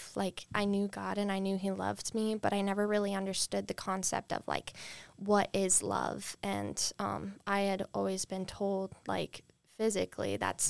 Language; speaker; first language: English; native; English